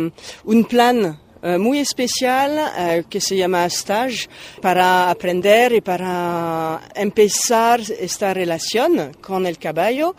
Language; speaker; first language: Spanish; non-native, fluent; French